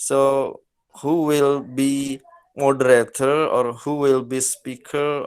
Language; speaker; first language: English; non-native, learner; Indonesian